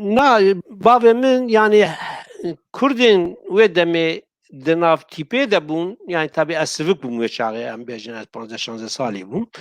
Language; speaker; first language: Kurdish; native; Kurdish